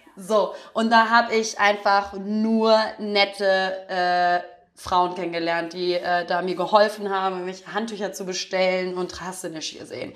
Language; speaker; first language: German; native; German